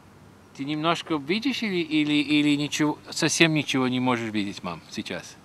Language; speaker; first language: Russian; early bilingual, heritage; Russian